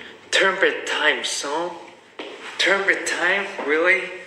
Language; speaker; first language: English; non-native, learner; Chinese